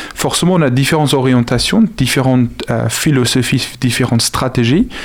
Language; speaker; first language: French; non-native, fluent; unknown